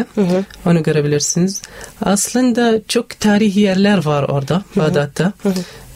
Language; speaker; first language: Turkish; non-native, fluent; Arabic